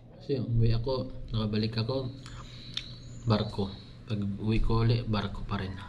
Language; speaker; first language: Filipino; non-native, local second language; Cebuano